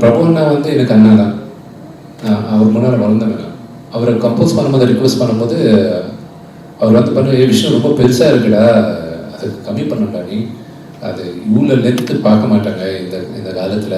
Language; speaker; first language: Tamil; non-native, local second language; Telugu